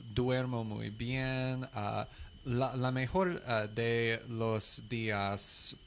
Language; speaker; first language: Spanish; non-native, learner; English